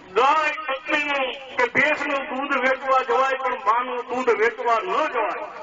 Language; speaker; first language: Gujarati; native; Gujarati